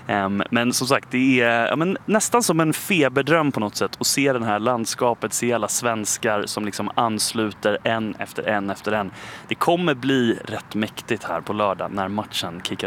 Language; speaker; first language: Swedish; native; Swedish